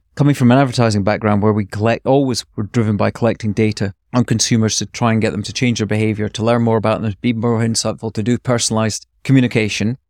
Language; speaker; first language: English; native; English